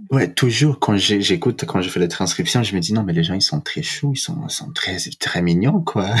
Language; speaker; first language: French; non-native, fluent; Portuguese